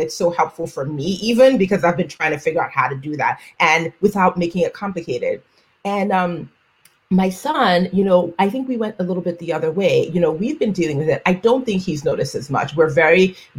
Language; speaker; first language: English; non-native, local second language; Yoruba